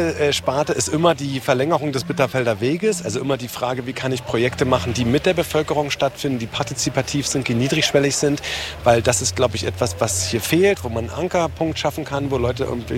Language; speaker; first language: German; native; German